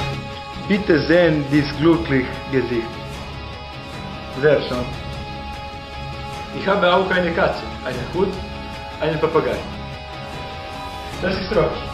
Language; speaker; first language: German; non-native, learner; Serbian